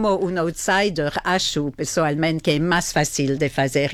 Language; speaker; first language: Portuguese; non-native, fluent; French